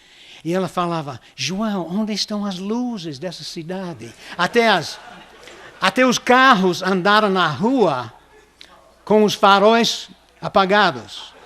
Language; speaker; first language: Portuguese; non-native, fluent; English